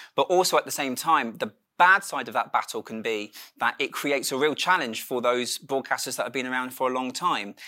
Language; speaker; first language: English; native; English